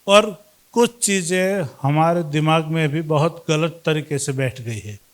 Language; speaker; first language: Hindi; non-native, local second language; Gujarati